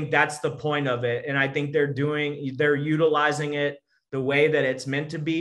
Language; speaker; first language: English; native; English